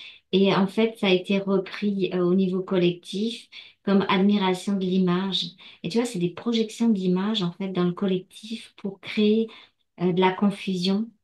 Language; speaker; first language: French; native; French